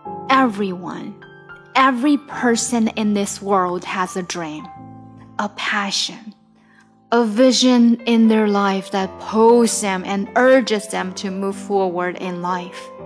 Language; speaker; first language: English; non-native, fluent; Chinese